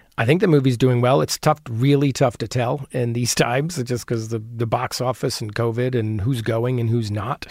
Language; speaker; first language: English; native; English